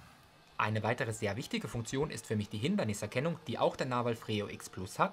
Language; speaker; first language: German; native; German